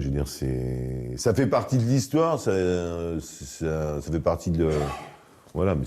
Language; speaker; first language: French; native; French